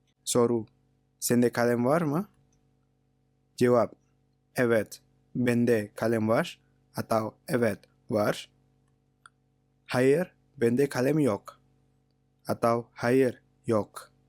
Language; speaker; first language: Turkish; non-native, fluent; Indonesian